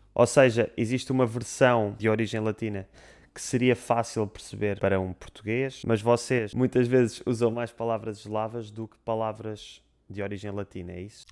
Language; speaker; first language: Portuguese; native; Portuguese